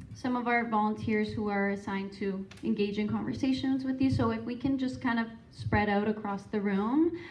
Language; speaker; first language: English; native; English